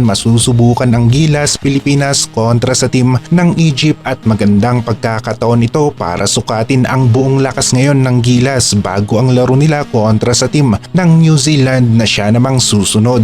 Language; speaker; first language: Filipino; native; Filipino